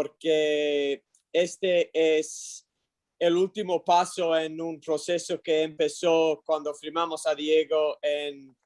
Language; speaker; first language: Spanish; non-native, learner; English